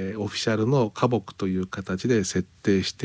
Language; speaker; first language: Japanese; native; Japanese